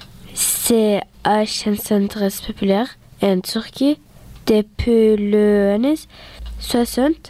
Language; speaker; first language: French; non-native, learner; Turkish